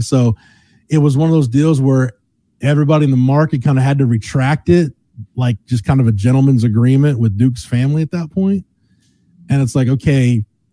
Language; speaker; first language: English; native; English